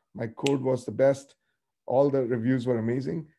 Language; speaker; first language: English; non-native, local second language; Tamil